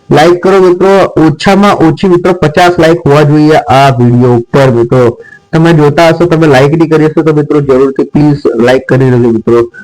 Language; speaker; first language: Gujarati; non-native, local second language; Marathi